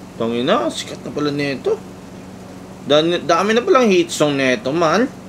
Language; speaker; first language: Filipino; non-native, local second language; Cebuano